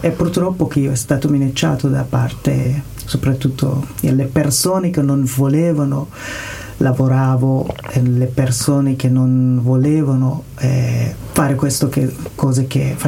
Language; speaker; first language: Italian; non-native, learner; Persian